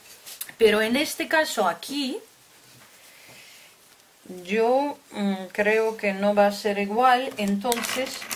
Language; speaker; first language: Spanish; non-native, fluent; Russian